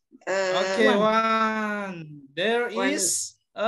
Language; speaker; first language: English; non-native, learner; Indonesian